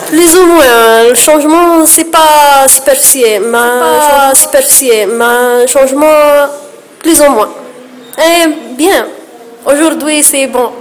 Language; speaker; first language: French; non-native, learner; Arabic